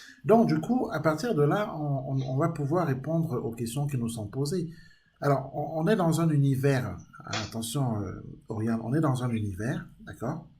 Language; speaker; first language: French; native; French